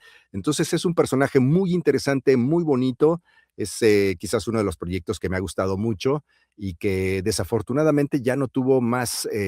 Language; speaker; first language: Spanish; native; Spanish